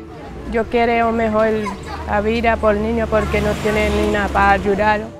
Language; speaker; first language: Spanish; non-native, learner; Haitian Creole